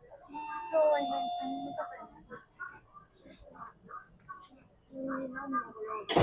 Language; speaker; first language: Japanese; native; Japanese